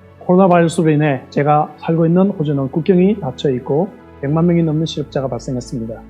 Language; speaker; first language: Korean; native; Korean